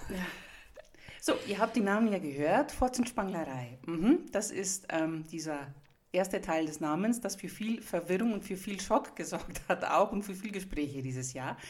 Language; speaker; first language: German; early bilingual, other home language; Greek